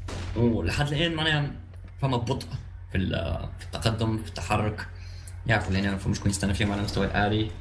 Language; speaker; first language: Arabic; native; Arabic